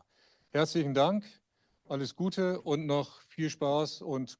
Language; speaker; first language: German; native; German